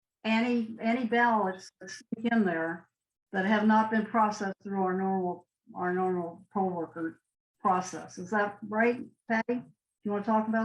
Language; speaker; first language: English; native; English